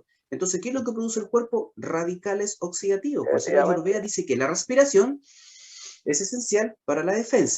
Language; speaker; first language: Spanish; native; Spanish